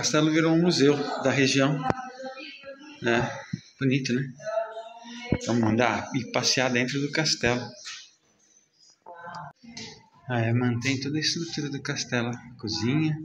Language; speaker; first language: Portuguese; native; Portuguese